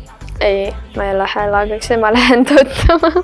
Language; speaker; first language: Estonian; non-native, local second language; Russian